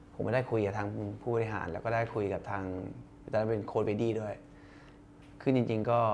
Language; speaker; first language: Thai; early bilingual, other home language; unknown